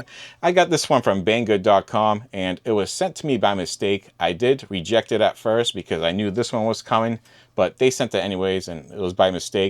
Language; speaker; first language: English; native; English